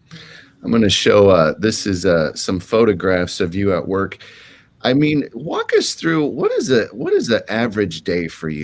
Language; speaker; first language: English; native; English